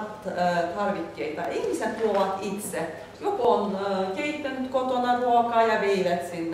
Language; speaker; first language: Finnish; non-native, fluent; Turkish